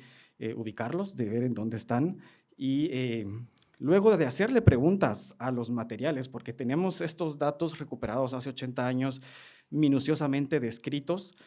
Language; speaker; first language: Spanish; native; Spanish